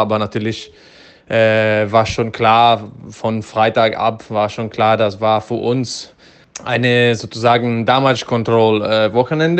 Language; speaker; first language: German; non-native, fluent; Dutch